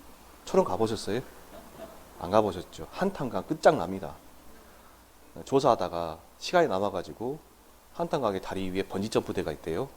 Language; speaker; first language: Korean; native; Korean